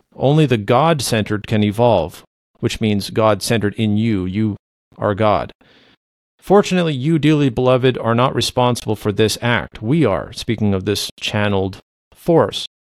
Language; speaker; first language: English; non-native, fluent; Low German